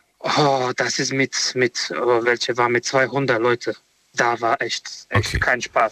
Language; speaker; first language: German; non-native, learner; Romanian